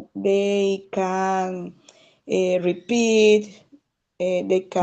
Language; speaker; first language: English; non-native, learner; Spanish